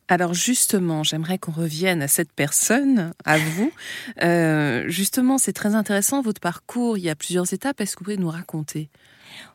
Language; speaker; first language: French; native; French